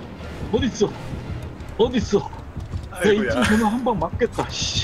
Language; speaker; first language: Korean; native; Korean